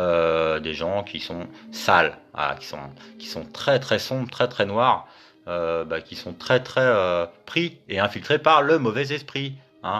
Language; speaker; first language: French; native; French